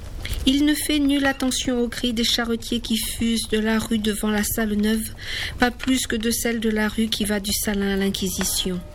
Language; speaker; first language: French; native; French